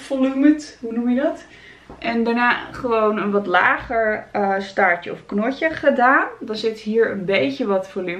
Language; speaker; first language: Dutch; native; Dutch